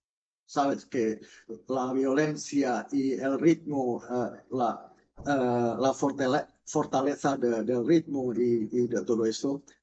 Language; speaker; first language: Spanish; non-native, fluent; Indonesian